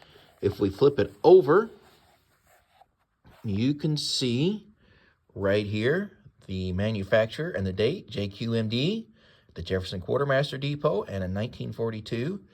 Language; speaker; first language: English; native; English